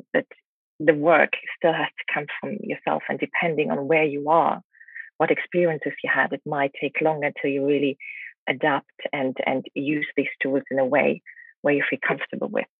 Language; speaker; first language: English; non-native, fluent; German